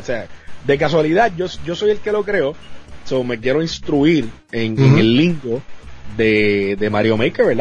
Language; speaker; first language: Spanish; native; Spanish